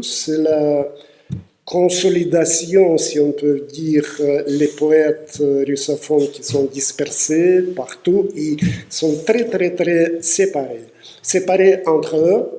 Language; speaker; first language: French; non-native, fluent; Russian